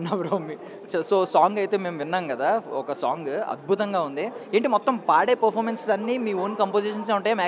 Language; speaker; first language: Telugu; native; Telugu